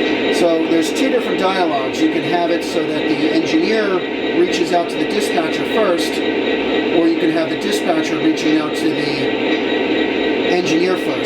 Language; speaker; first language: English; native; English